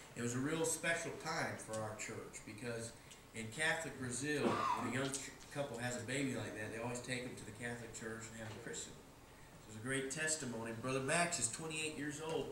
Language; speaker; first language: English; native; English